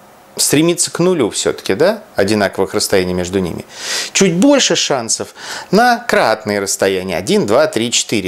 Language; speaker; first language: Russian; native; Russian